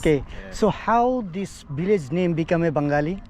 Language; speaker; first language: English; non-native, learner; Bangla